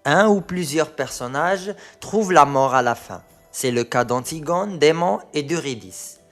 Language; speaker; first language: French; non-native, local second language; Arabic